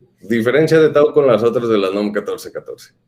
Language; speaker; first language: Spanish; native; Spanish